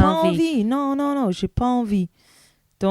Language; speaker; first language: French; non-native, learner; English